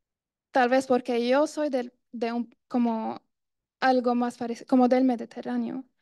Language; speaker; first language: Spanish; non-native, fluent; Arabic